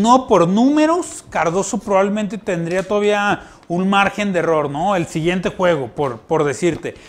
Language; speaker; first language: Spanish; native; Spanish